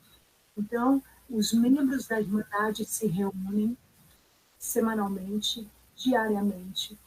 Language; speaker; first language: Portuguese; native; Portuguese